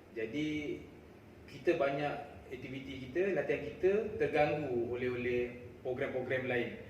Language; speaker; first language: Malay; native; Malay